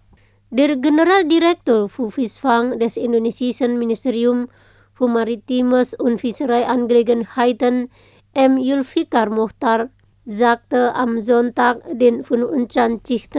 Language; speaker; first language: German; non-native, fluent; Indonesian